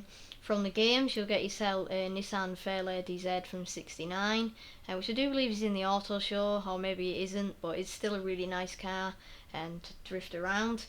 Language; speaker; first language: English; native; English